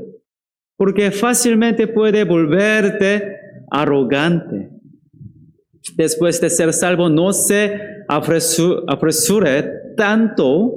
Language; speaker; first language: Spanish; non-native, fluent; Korean